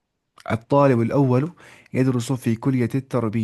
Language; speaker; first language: Arabic; non-native, fluent; Urdu